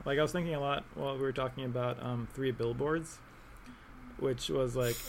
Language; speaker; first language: English; native; English